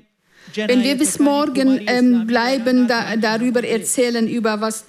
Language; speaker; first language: German; non-native, fluent; Central Kurdish